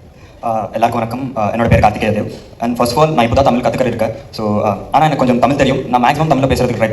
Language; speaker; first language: Tamil; non-native, learner; Malayalam